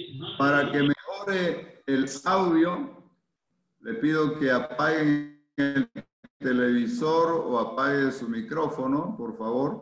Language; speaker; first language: Spanish; native; Spanish